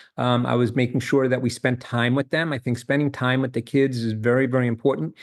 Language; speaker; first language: English; native; English